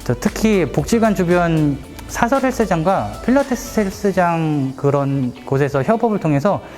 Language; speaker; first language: Korean; native; Korean